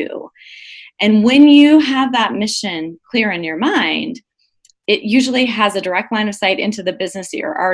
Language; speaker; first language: English; native; English